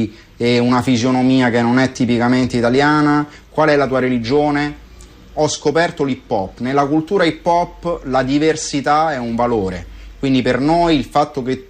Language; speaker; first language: Italian; native; Italian